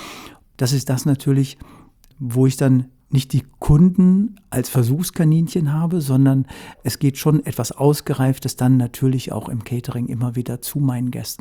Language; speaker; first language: German; native; German